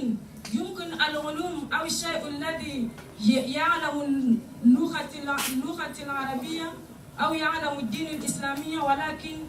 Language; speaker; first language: Arabic; non-native, learner; Malagasy